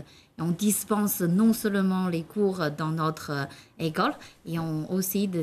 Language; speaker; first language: French; non-native, learner; Chinese